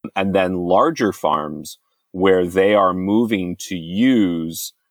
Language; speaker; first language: English; native; English